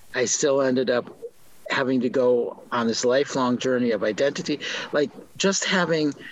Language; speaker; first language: English; native; English